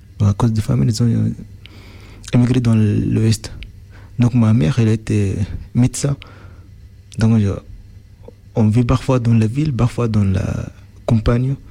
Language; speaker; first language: French; non-native, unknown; Arabic